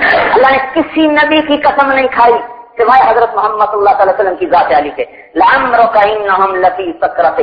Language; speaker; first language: Urdu; non-native, local second language; Punjabi